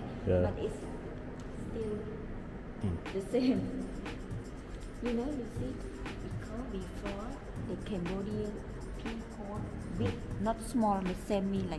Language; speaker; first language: English; non-native, learner; Khmer